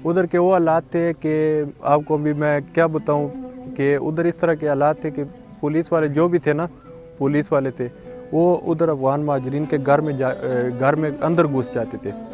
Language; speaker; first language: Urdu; early bilingual, other home language; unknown